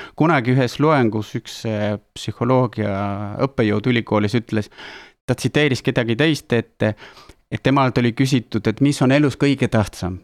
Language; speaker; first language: Estonian; non-native, fluent; Spanish